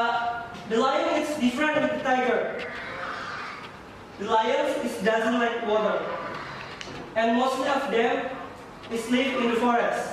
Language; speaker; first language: English; non-native, learner; Indonesian